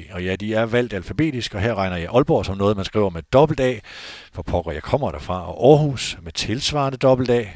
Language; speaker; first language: Danish; native; Danish